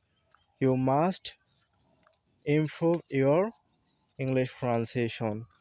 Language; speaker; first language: English; non-native, learner; Bangla